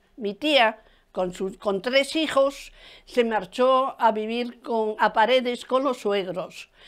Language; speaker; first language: Spanish; native; Spanish